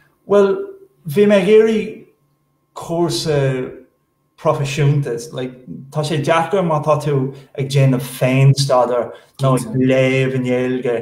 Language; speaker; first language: Irish; non-native, local second language; English